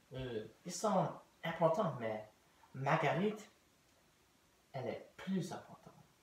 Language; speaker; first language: French; non-native, learner; English